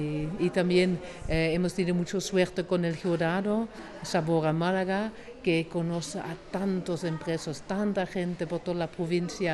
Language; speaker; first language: Spanish; non-native, fluent; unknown